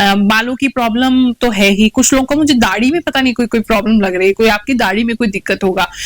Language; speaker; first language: Hindi; native; Hindi